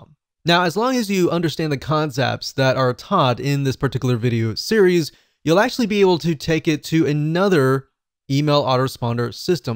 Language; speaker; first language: English; native; English